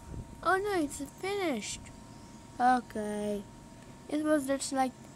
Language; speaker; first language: English; non-native, fluent; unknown